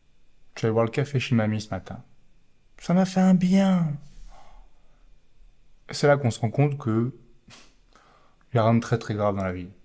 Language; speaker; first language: French; native; French